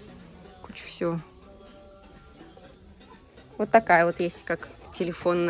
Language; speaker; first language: Russian; native; Russian